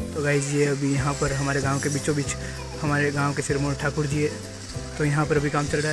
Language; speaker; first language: Hindi; non-native, local second language; Rajasthani